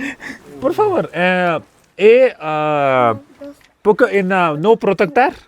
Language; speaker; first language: Spanish; non-native, learner; Hindi